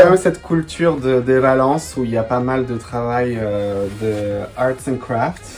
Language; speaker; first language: French; non-native, fluent; Spanish